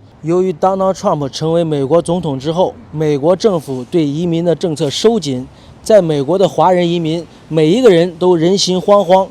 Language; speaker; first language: Chinese; native; Chinese